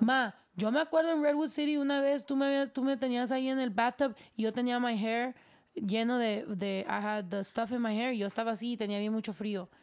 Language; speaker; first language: Spanish; early bilingual, heritage; Spanish